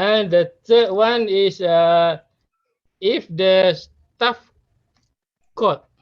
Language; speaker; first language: English; non-native, learner; Malay